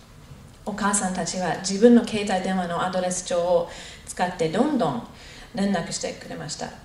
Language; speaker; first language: Japanese; non-native, fluent; English